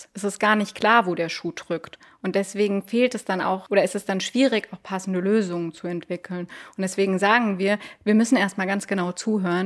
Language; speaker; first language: German; native; German